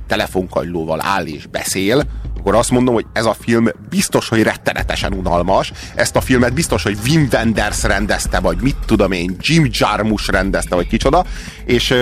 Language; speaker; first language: Hungarian; native; Hungarian